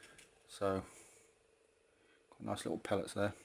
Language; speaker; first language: English; native; English